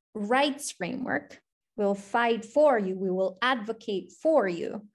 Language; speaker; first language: English; non-native, fluent; Spanish